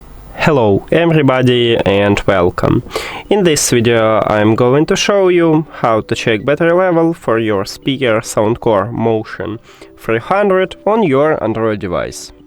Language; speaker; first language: English; non-native, fluent; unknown